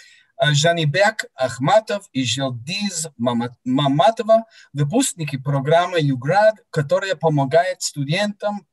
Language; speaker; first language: Russian; non-native, fluent; English